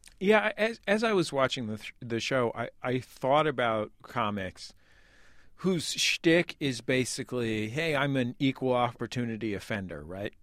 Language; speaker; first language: English; native; English